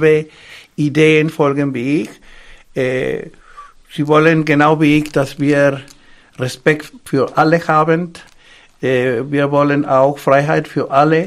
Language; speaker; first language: German; non-native, fluent; Spanish